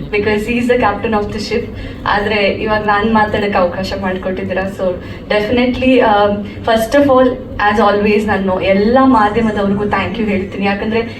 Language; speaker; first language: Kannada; non-native, local second language; Tulu